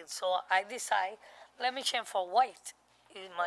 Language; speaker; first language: English; non-native, learner; Spanish